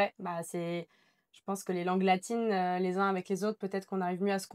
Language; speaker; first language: French; native; French